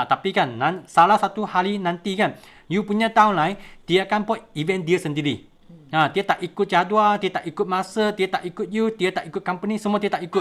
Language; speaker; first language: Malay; non-native, local second language; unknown